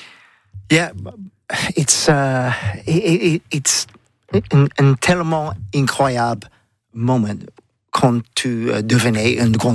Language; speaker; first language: French; non-native, learner; English